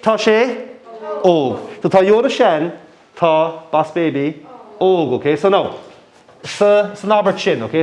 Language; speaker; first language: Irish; non-native, local second language; English